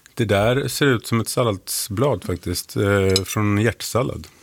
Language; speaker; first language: Swedish; native; Swedish